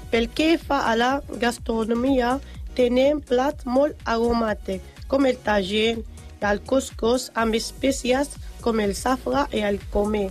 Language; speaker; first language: Catalan; non-native, learner; Arabic